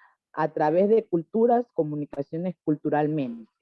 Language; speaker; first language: Spanish; native; Spanish